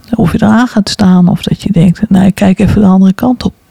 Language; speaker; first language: Dutch; native; Dutch